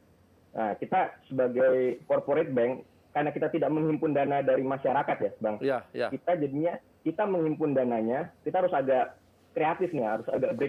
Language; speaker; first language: Indonesian; native; Indonesian